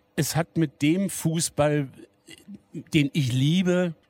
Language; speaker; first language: German; native; German